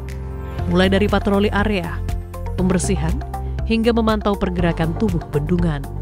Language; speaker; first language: Indonesian; native; Indonesian